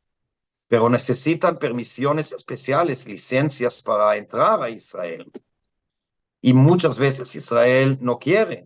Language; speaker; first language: Spanish; non-native, fluent; Hebrew